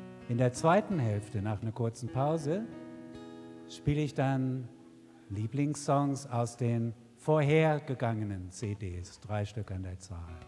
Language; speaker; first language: German; non-native, fluent; English